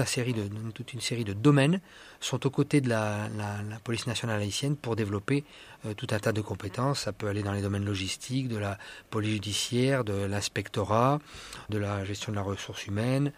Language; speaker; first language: French; native; French